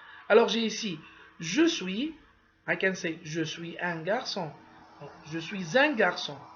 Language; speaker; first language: French; non-native, fluent; Arabic